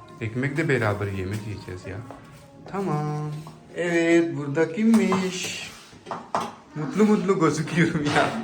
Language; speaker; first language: Turkish; non-native, learner; Urdu